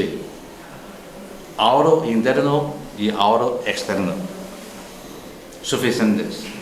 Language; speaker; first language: Spanish; non-native, learner; Chinese